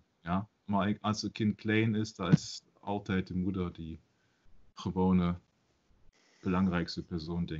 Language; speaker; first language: Dutch; non-native, learner; German